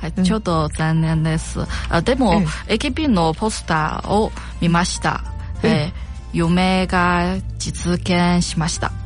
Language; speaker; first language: Japanese; non-native, learner; Chinese